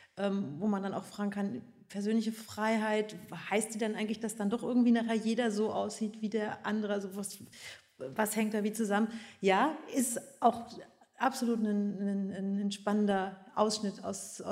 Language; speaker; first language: German; native; German